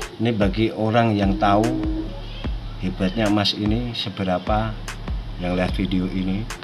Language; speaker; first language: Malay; non-native, local second language; Javanese